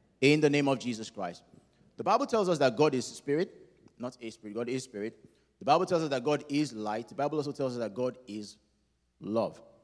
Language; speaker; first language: English; non-native, local second language; Yoruba